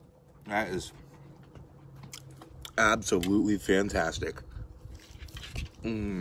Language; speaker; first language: English; native; English